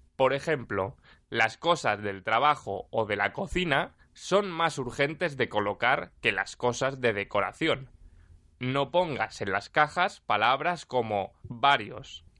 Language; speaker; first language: Spanish; native; Spanish